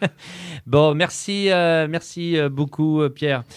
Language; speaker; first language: French; native; French